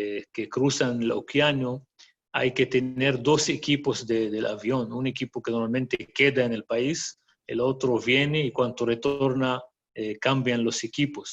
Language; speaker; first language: Spanish; non-native, fluent; Arabic